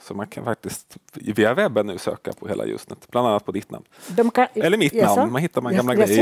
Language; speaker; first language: Swedish; native; Swedish